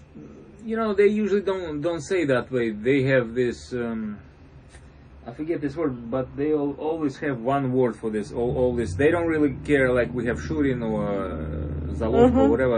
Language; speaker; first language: English; non-native, fluent; Russian